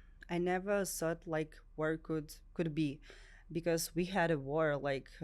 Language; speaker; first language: English; non-native, learner; Ukrainian